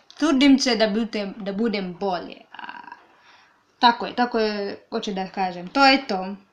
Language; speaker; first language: Serbian; non-native, learner; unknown